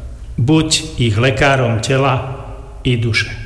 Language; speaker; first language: Slovak; native; Slovak